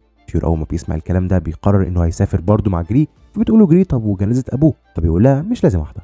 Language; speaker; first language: Arabic; native; Arabic